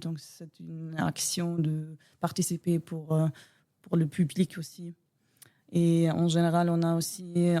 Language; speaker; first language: French; non-native, learner; German